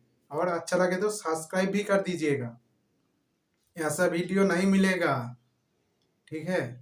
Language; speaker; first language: Hindi; non-native, local second language; Bangla